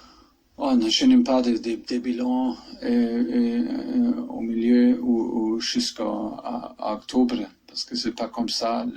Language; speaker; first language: French; non-native, fluent; German